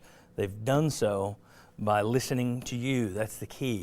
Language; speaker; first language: English; native; English